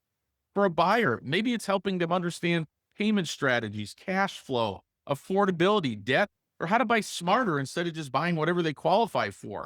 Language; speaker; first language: English; native; English